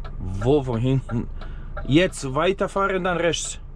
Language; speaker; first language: German; non-native, learner; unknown